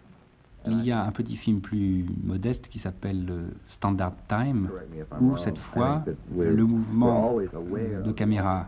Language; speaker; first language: French; native; French